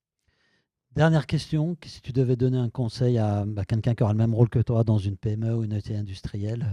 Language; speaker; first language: French; native; French